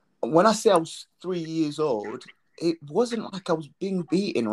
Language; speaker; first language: English; non-native, local second language; Nyanja